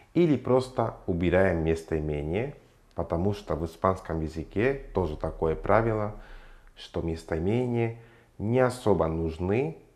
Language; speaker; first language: Russian; non-native, fluent; Spanish